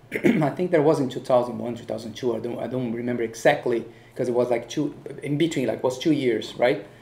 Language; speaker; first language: English; non-native, fluent; Portuguese